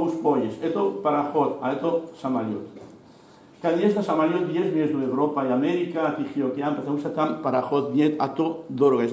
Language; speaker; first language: Russian; non-native, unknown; Spanish